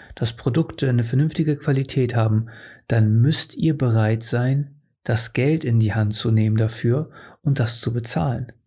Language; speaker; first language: German; early bilingual, other home language; Portuguese